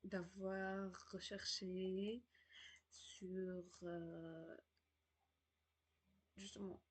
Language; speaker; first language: French; non-native, learner; Arabic